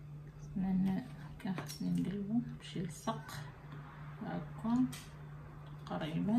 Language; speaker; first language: Arabic; native; Arabic